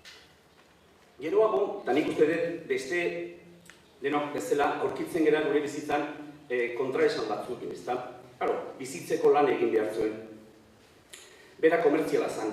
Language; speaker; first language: Basque; native; Basque